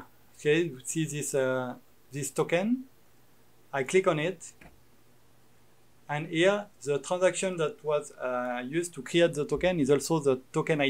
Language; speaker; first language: English; non-native, fluent; French